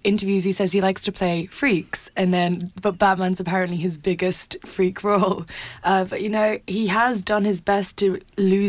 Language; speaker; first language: English; native; English